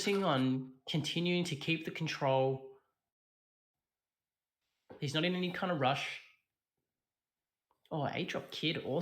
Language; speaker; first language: English; native; English